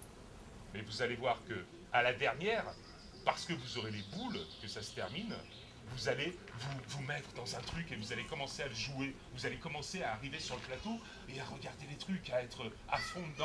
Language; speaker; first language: French; native; French